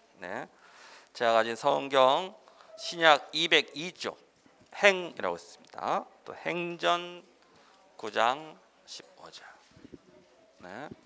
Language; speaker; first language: Korean; native; Korean